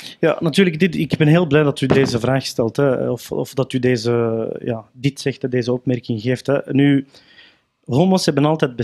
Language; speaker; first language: Dutch; early bilingual, other home language; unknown